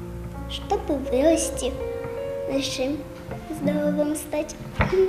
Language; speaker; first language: Russian; native; Russian